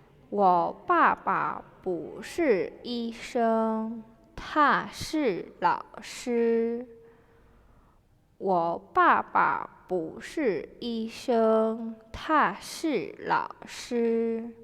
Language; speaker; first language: Chinese; non-native, fluent; Indonesian